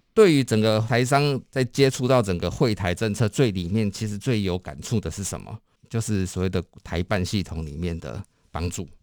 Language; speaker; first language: Chinese; native; Chinese